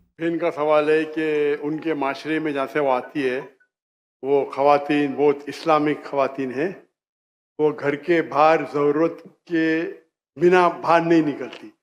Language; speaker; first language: Urdu; non-native, local second language; Konkani